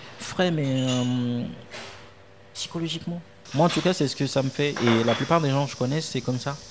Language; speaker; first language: French; non-native, local second language; Ewe